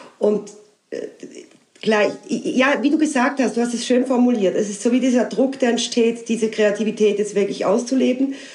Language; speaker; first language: German; native; German